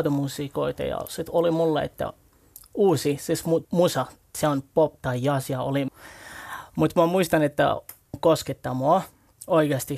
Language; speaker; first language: Finnish; non-native, learner; Arabic